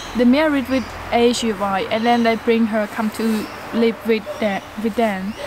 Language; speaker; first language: English; non-native, learner; Khmer